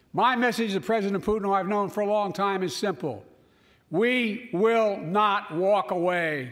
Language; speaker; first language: English; native; English